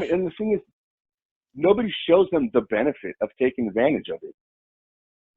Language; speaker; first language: English; native; English